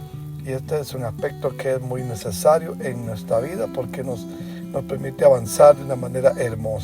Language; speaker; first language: Spanish; native; Spanish